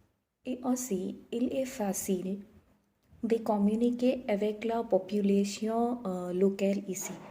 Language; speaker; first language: French; non-native, learner; Odia